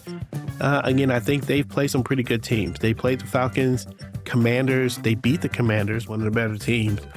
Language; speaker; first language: English; native; English